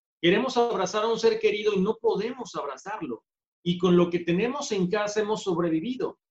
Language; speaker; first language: Spanish; native; Spanish